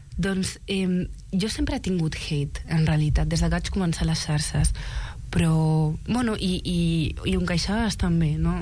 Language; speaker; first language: Catalan; early bilingual, other home language; Arabic